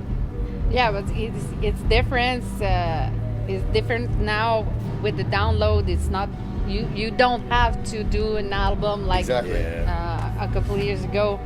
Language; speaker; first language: English; non-native, learner; French